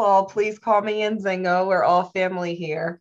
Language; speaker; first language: English; native; English